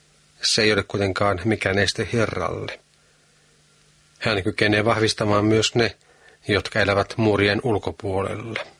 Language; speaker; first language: Finnish; native; Finnish